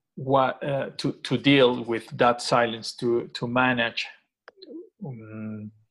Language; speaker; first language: English; non-native, fluent; Spanish